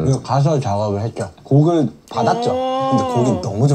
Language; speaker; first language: Korean; native; Korean